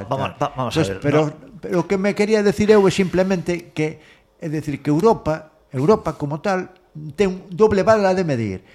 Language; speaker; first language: Galician; non-native, local second language; Spanish